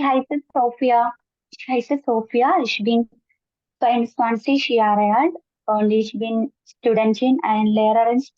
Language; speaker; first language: German; non-native, learner; Malayalam